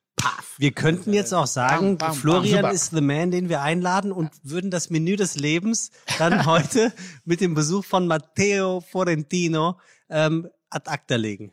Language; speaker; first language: German; native; German